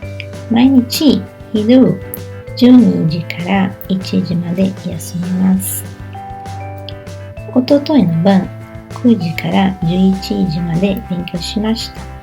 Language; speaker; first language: Japanese; non-native, learner; Portuguese